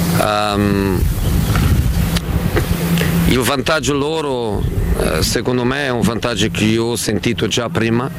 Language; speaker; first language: Italian; non-native, fluent; Portuguese